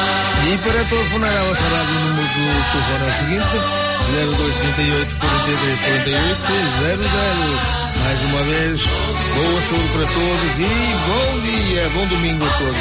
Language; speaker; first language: Portuguese; native; Portuguese